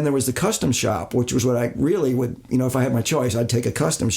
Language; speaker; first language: English; native; English